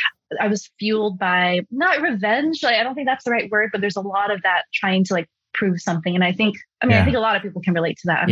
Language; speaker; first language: English; early bilingual, other home language; Chinese